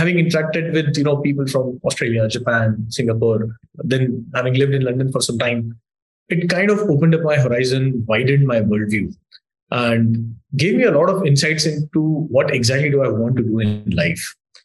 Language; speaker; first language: English; non-native, local second language; Hindi